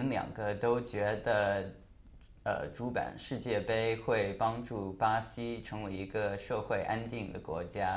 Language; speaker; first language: Chinese; non-native, learner; English